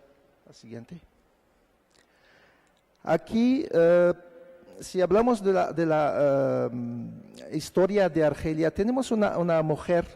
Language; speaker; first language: Spanish; non-native, fluent; Arabic